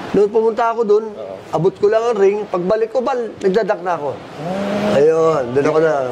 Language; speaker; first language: Filipino; native; Filipino